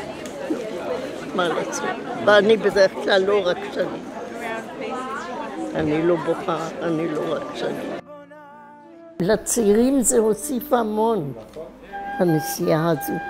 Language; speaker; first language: Hebrew; non-native, fluent; German